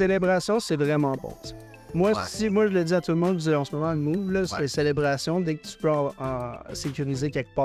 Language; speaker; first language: French; native; French